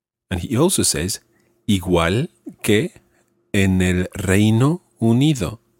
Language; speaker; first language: Spanish; non-native, fluent; English